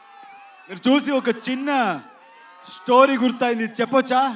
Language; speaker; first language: Telugu; non-native, learner; Kannada